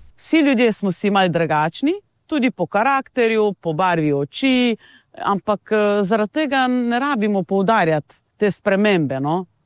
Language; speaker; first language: Slovenian; non-native, local second language; Romany